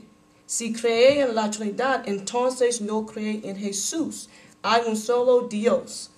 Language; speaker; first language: Spanish; non-native, learner; English